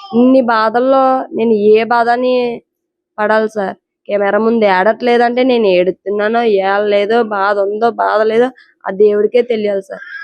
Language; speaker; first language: Telugu; native; Telugu